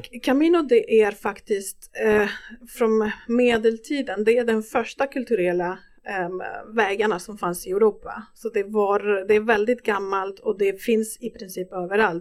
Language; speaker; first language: Swedish; non-native, fluent; Spanish